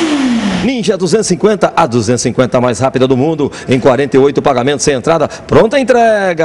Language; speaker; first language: Portuguese; native; Portuguese